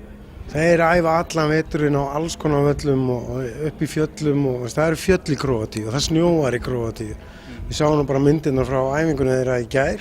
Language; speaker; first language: Icelandic; native; Icelandic